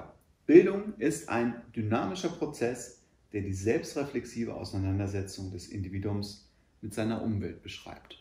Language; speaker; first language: German; native; German